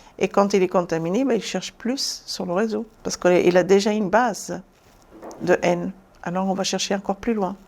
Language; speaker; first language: French; non-native, local second language; Arabic